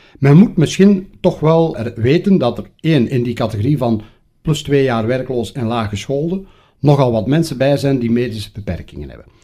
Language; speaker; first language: Dutch; native; Dutch